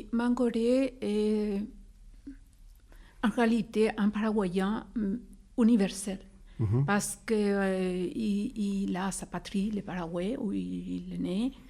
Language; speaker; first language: French; non-native, fluent; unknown